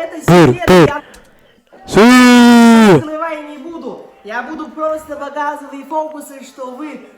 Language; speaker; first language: Russian; non-native, learner; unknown